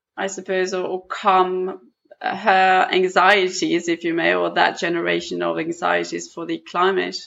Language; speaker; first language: English; non-native, fluent; Norwegian